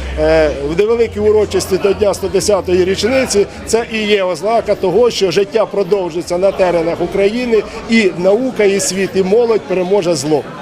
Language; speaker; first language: Ukrainian; native; Ukrainian